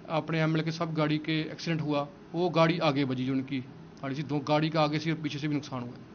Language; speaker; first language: Hindi; non-native, local second language; Punjabi